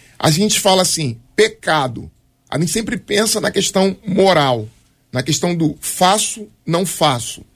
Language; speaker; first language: Portuguese; native; Portuguese